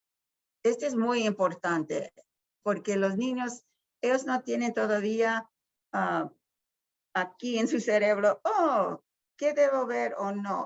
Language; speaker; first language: Spanish; early bilingual, heritage; Spanish